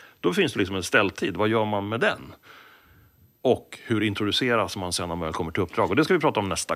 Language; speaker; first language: Swedish; native; Swedish